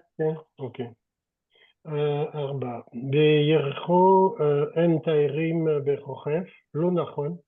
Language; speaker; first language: Hebrew; non-native, learner; French